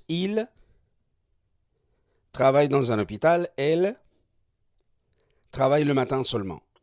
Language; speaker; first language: French; non-native, fluent; Spanish